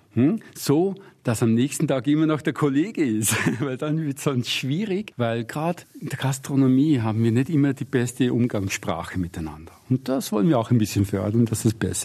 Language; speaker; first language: German; native; German